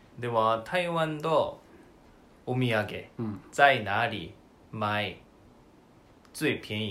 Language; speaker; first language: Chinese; non-native, learner; Korean